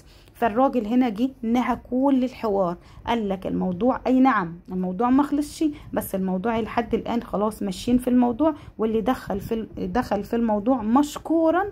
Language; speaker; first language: Arabic; native; Arabic